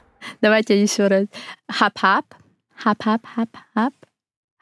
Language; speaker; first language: Russian; non-native, fluent; Hungarian